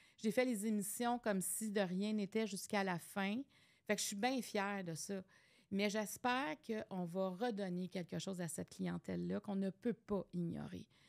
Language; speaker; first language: French; native; French